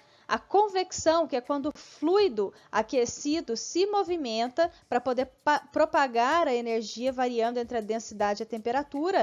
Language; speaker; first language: Portuguese; native; Portuguese